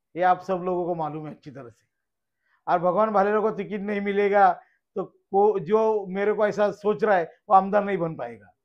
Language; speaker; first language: Hindi; non-native, local second language; Marathi